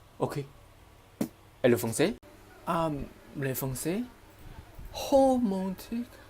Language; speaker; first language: French; non-native, learner; Chinese